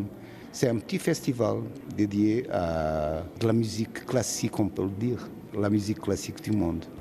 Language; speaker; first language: French; non-native, fluent; Portuguese